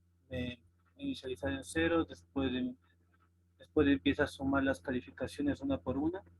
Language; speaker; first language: Spanish; native; Spanish